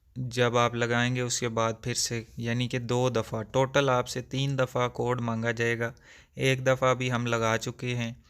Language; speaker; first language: Urdu; native; Urdu